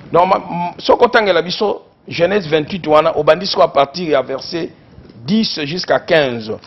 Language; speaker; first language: French; non-native, local second language; Lingala